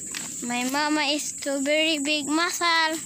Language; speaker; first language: English; non-native, learner; Filipino